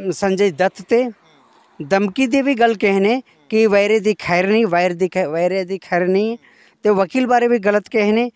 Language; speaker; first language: Punjabi; non-native, local second language; Kannada